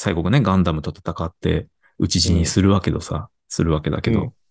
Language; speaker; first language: Japanese; native; Japanese